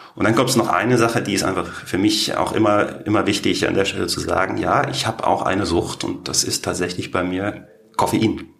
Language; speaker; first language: German; native; German